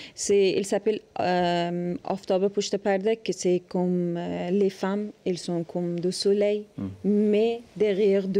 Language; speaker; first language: French; non-native, learner; Persian